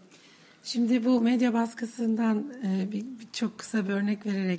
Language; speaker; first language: Turkish; native; Turkish